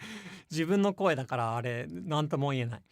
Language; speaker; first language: Japanese; non-native, fluent; English